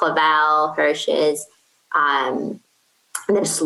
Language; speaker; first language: English; non-native, fluent; Arabic